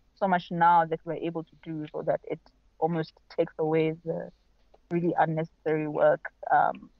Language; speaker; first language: English; non-native, local second language; Xhosa